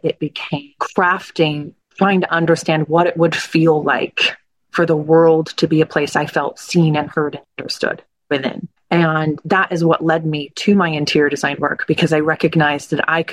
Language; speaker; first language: English; native; English